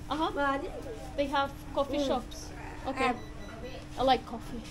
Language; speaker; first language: English; non-native, fluent; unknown